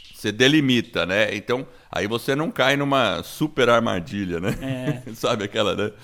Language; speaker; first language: Portuguese; non-native, fluent; English